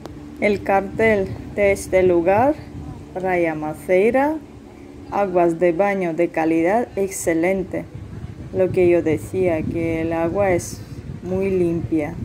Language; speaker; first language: Spanish; non-native, fluent; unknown